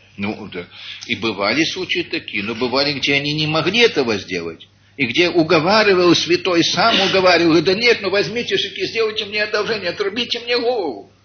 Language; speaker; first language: Russian; early bilingual, heritage; Russian